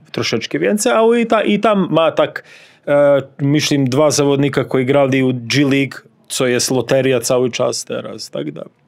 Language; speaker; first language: Polish; non-native, learner; Serbian